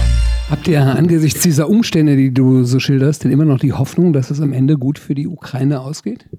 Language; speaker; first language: German; native; German